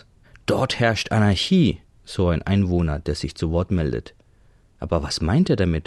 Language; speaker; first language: German; native; German